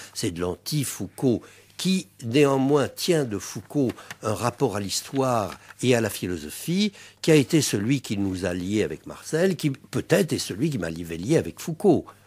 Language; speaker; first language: French; native; French